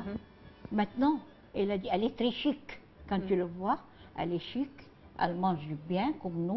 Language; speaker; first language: French; non-native, learner; Arabic